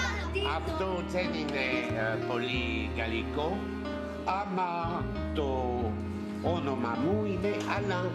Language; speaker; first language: Greek; non-native, learner; French